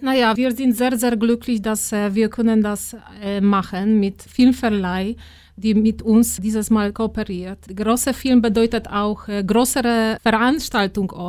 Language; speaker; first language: German; non-native, fluent; Polish